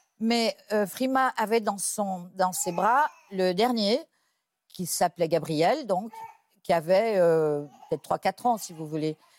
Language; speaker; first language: French; native; French